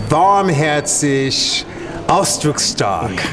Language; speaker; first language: German; non-native, fluent; English